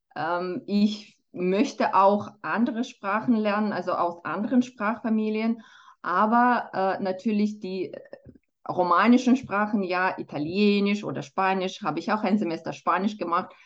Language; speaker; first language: German; non-native, fluent; Romanian